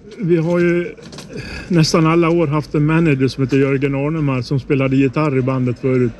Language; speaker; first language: Swedish; native; Swedish